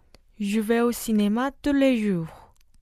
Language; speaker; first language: French; non-native, learner; Korean